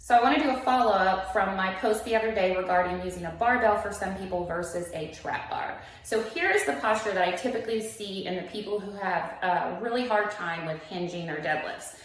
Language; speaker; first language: English; native; English